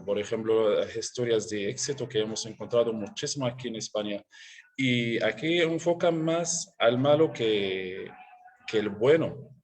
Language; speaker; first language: Spanish; non-native, learner; Arabic